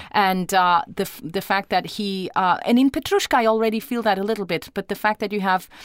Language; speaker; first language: English; non-native, fluent; Portuguese